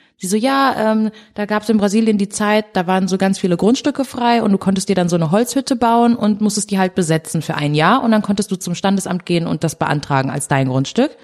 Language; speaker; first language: German; early bilingual, other home language; Portuguese